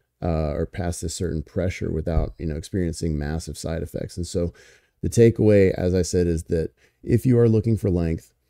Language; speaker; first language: English; native; English